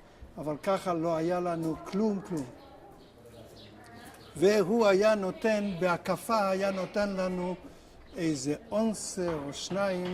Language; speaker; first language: Hebrew; non-native, local second language; Yiddish